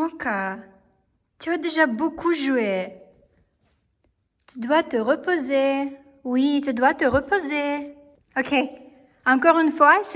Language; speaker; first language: French; non-native, fluent; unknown